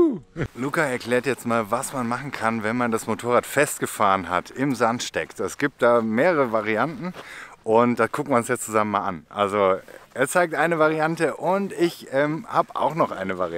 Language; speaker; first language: German; native; German